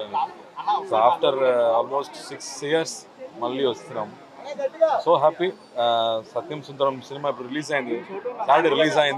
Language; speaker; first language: Telugu; non-native, fluent; Tamil